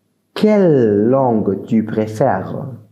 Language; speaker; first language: French; non-native, fluent; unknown